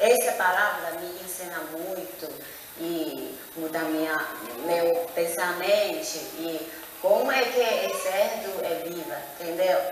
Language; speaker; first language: Portuguese; non-native, learner; Chinese